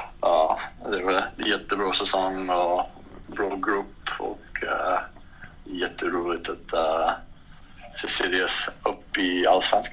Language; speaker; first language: Swedish; non-native, fluent; English